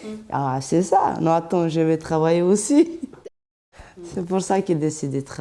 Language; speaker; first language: French; non-native, learner; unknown